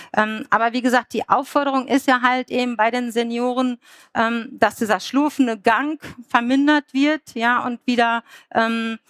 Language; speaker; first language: German; native; German